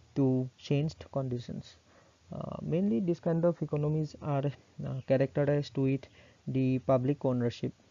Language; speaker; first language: English; non-native, local second language; Assamese